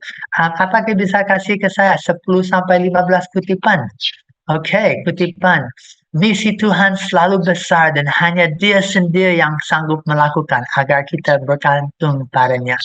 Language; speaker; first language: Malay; non-native, fluent; English